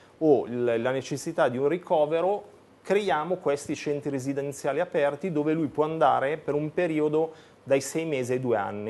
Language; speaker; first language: Italian; native; Italian